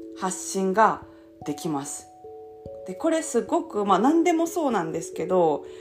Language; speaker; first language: Japanese; native; Japanese